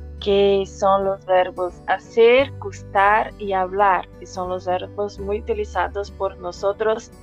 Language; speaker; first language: Spanish; non-native, fluent; Portuguese